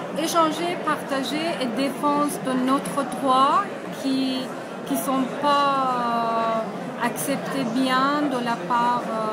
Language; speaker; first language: French; non-native, fluent; Persian